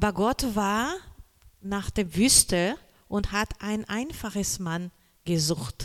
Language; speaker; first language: German; non-native, learner; Portuguese